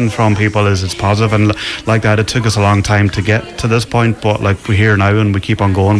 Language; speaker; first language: English; native; English